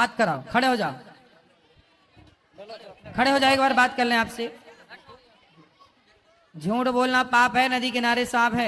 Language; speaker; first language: Hindi; native; Hindi